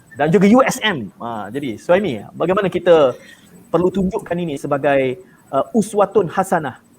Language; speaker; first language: Malay; native; Malay